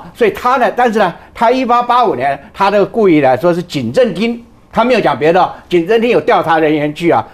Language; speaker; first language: Chinese; native; Chinese